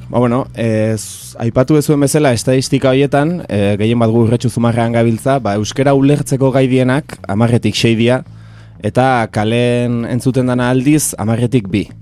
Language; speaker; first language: Basque; native; Basque